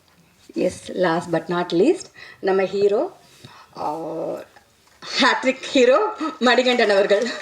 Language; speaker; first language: Tamil; native; Tamil